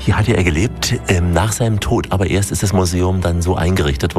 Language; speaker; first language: German; native; German